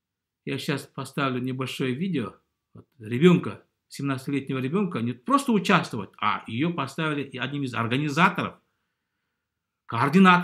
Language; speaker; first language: Russian; native; Russian